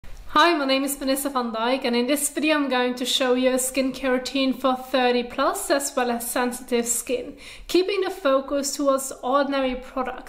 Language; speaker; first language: English; non-native, fluent; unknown